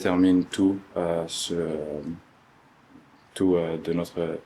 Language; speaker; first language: French; early bilingual, other home language; Arabic